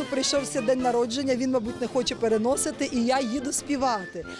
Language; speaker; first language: Ukrainian; native; Ukrainian